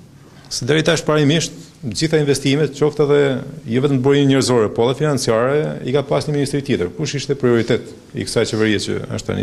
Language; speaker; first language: Albanian; native; Albanian